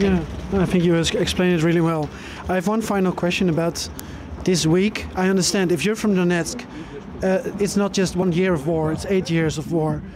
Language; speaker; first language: English; non-native, fluent; Dutch